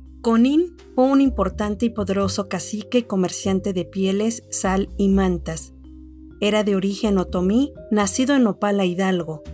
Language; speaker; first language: Spanish; native; Spanish